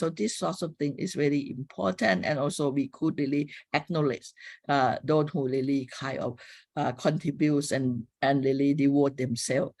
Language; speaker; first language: English; non-native, fluent; Thai